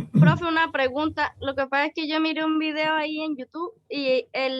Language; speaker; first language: Spanish; native; Spanish